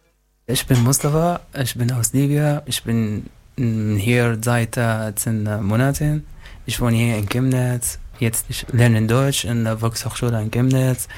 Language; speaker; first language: German; non-native, learner; Arabic